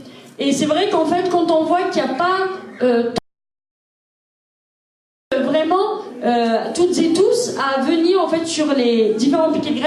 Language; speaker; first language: French; native; French